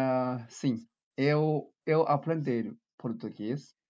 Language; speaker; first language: Portuguese; non-native, learner; Chinese